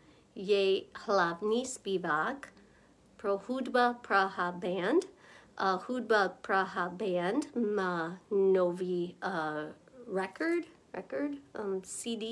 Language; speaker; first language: Czech; non-native, learner; English